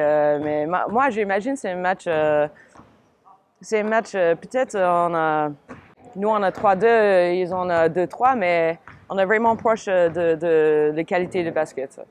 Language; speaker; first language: French; non-native, fluent; English